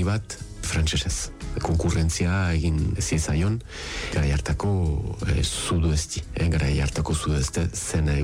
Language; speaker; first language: Basque; native; Basque